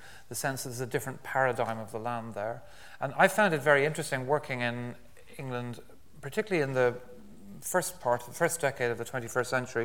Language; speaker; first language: English; native; English